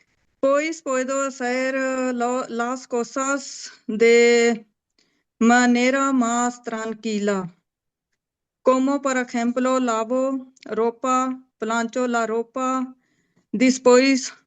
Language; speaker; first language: Spanish; non-native, learner; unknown